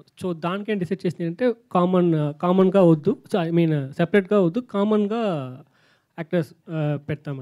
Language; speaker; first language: Telugu; non-native, local second language; Tamil